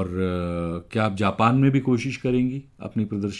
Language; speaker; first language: Hindi; native; Hindi